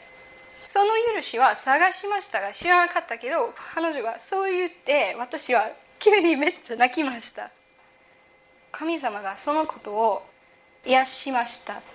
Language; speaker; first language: Japanese; early bilingual, heritage; English